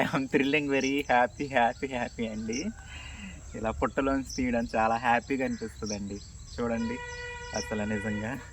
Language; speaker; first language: Telugu; native; Telugu